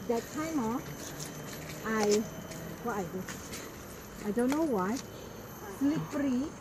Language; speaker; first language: English; non-native, learner; Vietnamese